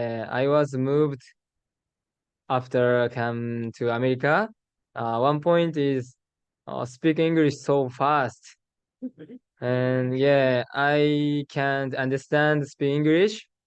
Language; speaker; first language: English; non-native, learner; Japanese